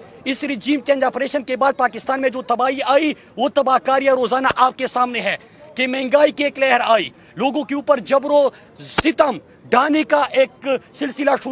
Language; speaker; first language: Urdu; native; Urdu